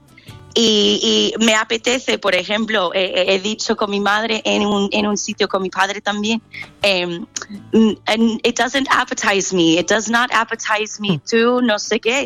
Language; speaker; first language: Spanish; non-native, fluent; English